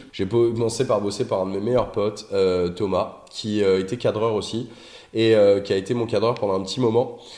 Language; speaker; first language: French; native; French